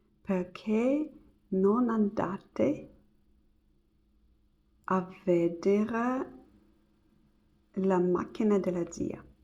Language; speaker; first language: Italian; non-native, learner; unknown